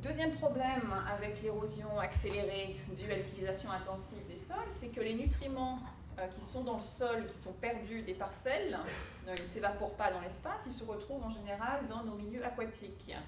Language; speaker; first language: French; native; French